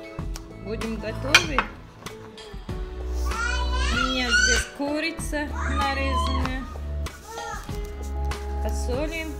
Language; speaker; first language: Russian; non-native, learner; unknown